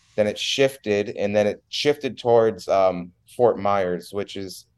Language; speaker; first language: English; native; English